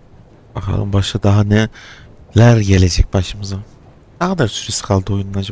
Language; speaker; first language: Turkish; native; Turkish